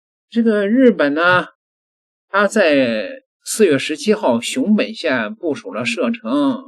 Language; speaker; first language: Chinese; native; Chinese